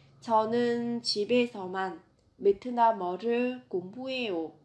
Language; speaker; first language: Korean; non-native, fluent; Vietnamese